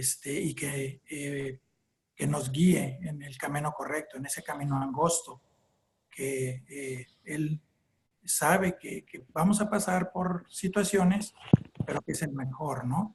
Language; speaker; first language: Spanish; native; Spanish